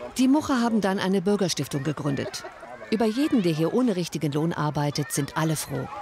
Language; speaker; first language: German; native; German